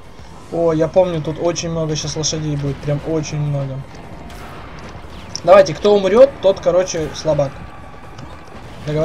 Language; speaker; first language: Russian; native; Russian